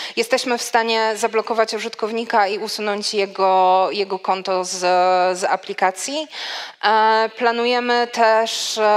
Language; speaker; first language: Polish; native; Polish